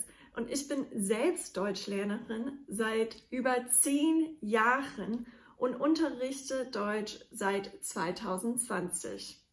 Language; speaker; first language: German; non-native, fluent; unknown